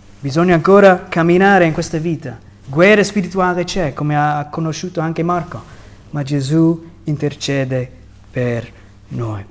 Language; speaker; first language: Italian; non-native, fluent; English